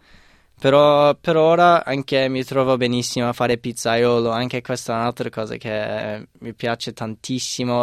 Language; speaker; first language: Italian; non-native, fluent; English